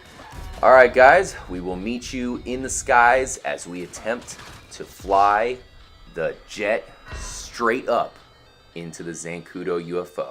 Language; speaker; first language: English; native; English